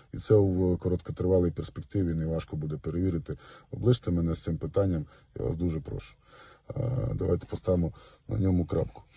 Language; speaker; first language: Ukrainian; non-native, local second language; Russian